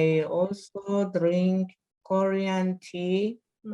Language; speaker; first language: English; non-native, learner; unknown